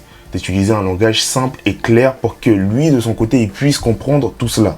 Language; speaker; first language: French; native; French